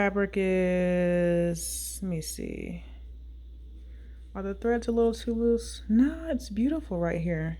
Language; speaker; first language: English; native; English